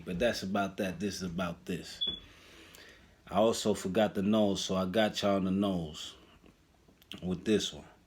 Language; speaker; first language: English; native; English